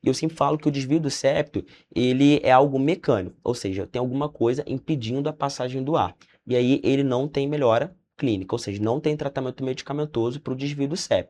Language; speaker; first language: Portuguese; native; Portuguese